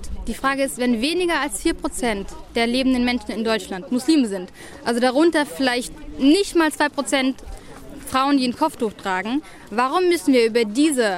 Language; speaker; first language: German; native; German